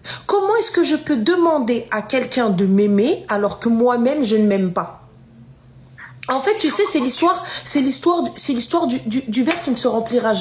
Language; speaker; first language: French; native; French